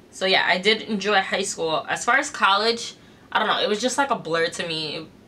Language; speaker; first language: English; native; English